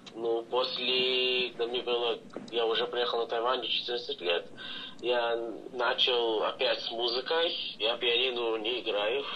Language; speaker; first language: Russian; early bilingual, heritage; English